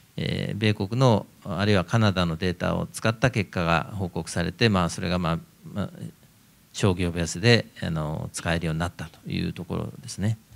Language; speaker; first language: Japanese; native; Japanese